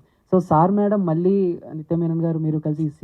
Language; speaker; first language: Telugu; native; Telugu